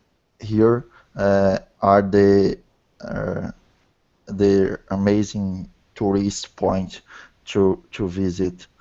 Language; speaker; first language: English; non-native, learner; Portuguese